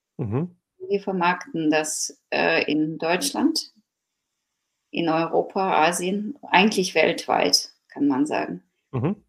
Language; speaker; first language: German; non-native, fluent; Ukrainian